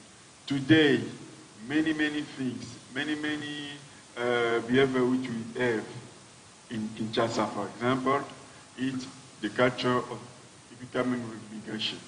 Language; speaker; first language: English; non-native, learner; French